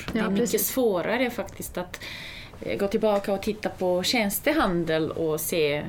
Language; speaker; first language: Swedish; non-native, fluent; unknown